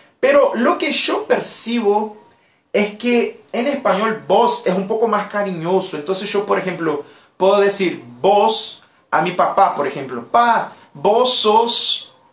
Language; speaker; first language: Spanish; non-native, fluent; Portuguese